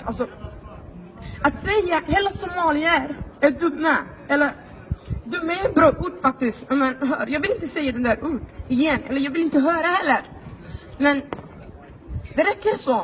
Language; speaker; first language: Swedish; non-native, fluent; Somali